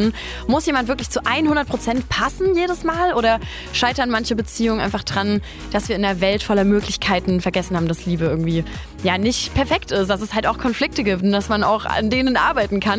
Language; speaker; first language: German; native; German